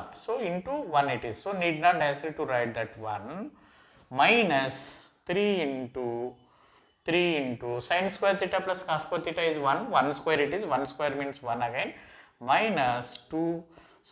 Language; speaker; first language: English; non-native, local second language; Telugu